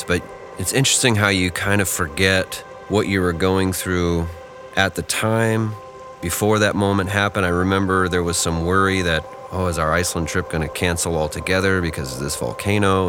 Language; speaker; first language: English; native; English